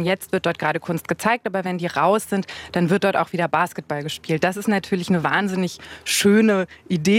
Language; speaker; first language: German; native; German